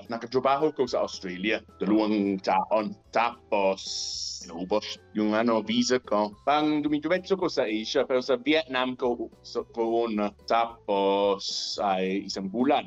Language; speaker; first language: Filipino; non-native, learner; English